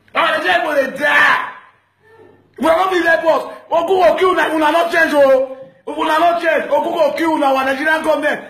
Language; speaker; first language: Nigerian Pidgin; non-native, local second language; Bini